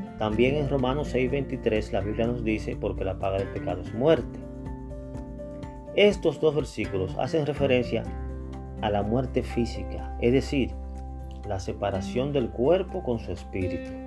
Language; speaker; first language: Spanish; native; Spanish